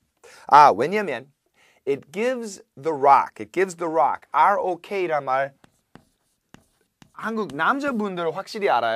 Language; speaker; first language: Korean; non-native, fluent; English